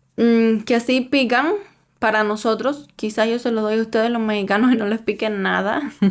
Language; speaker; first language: Spanish; native; Spanish